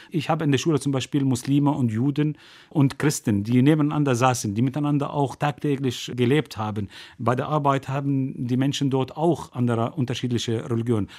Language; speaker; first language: German; non-native, fluent; Arabic